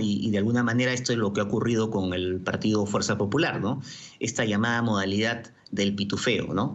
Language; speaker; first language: Spanish; native; Spanish